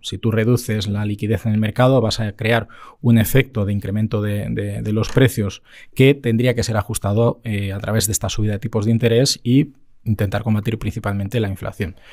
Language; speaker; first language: Spanish; native; Spanish